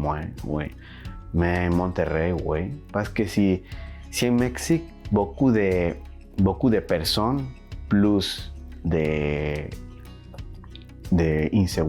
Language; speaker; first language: French; non-native, learner; Spanish